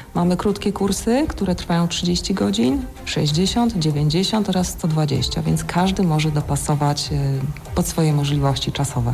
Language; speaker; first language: Polish; native; Polish